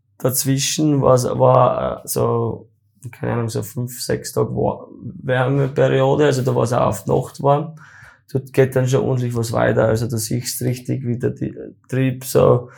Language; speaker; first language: German; native; German